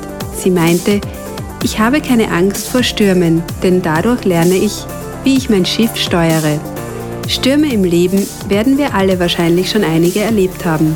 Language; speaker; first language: German; native; German